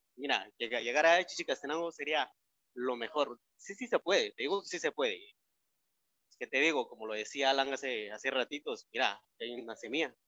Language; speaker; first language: Spanish; native; Spanish